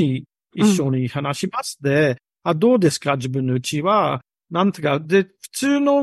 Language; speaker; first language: Japanese; non-native, learner; English